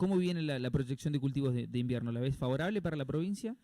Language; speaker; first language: Spanish; native; Spanish